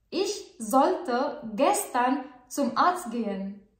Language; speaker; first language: German; non-native, fluent; Arabic